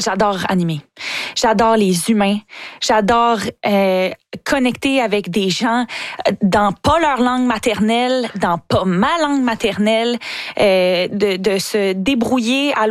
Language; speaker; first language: French; native; French